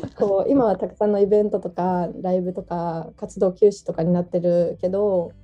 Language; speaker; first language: Japanese; non-native, fluent; Georgian